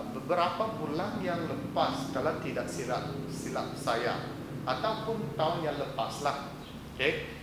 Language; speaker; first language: Malay; non-native, local second language; Chinese